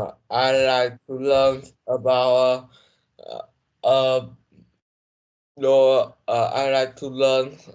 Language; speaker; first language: English; non-native, learner; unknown